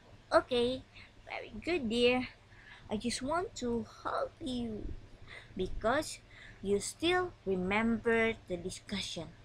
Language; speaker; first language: English; non-native, fluent; Indonesian